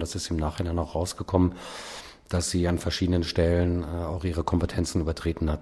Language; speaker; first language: German; native; German